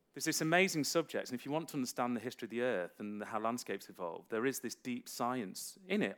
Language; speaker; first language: English; native; English